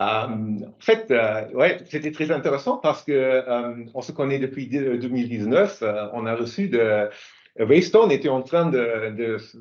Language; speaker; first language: French; non-native, fluent; German